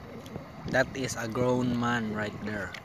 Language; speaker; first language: English; non-native, learner; Cebuano